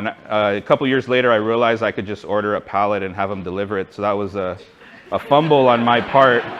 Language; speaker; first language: English; native; English